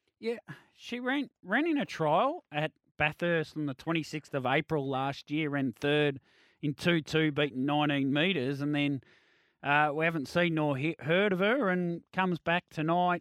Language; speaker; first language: English; native; English